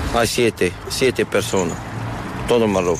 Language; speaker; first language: Spanish; non-native, learner; Arabic